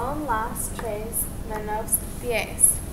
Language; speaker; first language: Spanish; non-native, learner; English